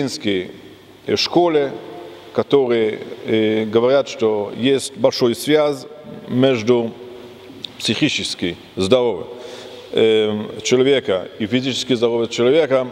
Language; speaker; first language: Russian; non-native, fluent; German